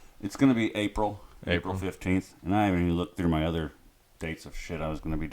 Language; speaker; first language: English; native; English